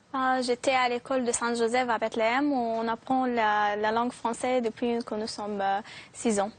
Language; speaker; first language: French; non-native, fluent; Arabic